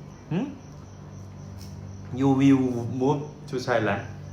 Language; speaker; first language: English; non-native, learner; Thai